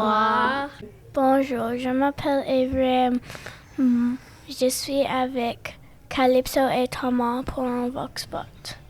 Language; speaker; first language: French; non-native, local second language; English